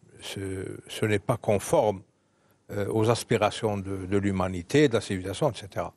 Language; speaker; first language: French; non-native, local second language; Arabic